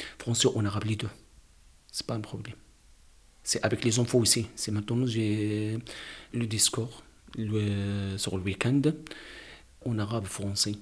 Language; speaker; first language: French; non-native, learner; Arabic